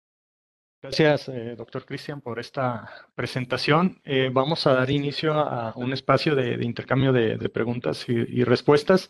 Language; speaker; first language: Spanish; native; Spanish